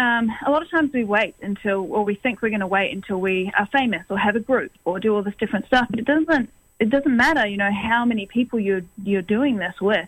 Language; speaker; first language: English; native; English